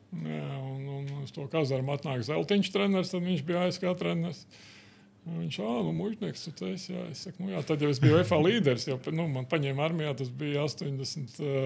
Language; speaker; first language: Latvian; native; Latvian